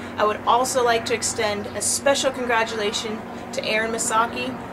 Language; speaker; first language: English; native; English